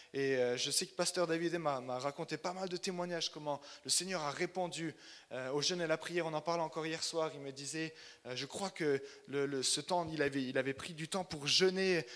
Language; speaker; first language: French; native; French